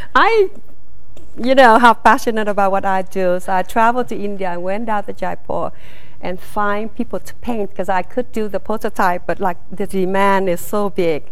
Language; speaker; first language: English; non-native, learner; Vietnamese